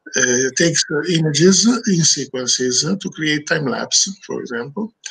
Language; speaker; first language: English; non-native, learner; Italian